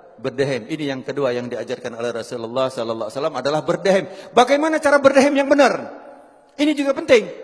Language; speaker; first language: Indonesian; non-native, local second language; Javanese